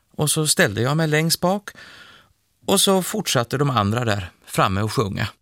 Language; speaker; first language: Swedish; native; Swedish